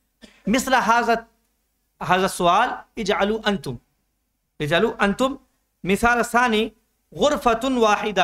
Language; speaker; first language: Arabic; non-native, learner; Urdu